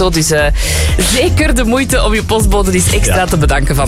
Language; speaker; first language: Dutch; native; Dutch